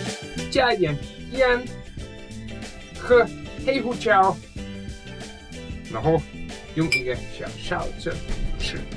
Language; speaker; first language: Chinese; non-native, learner; German